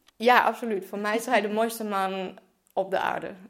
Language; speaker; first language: Dutch; non-native, fluent; German